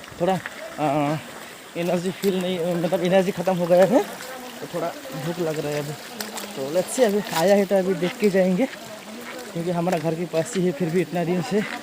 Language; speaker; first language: Hindi; non-native, local second language; Nepali